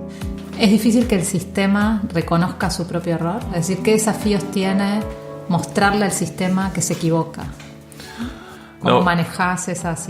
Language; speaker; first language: Spanish; native; Spanish